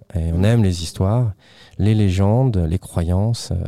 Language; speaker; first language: French; native; French